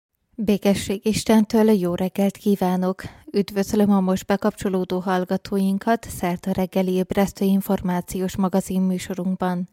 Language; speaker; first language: Hungarian; native; Hungarian